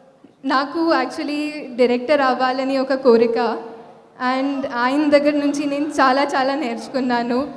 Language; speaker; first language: Telugu; non-native, fluent; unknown